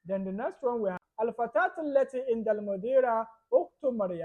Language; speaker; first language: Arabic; non-native, fluent; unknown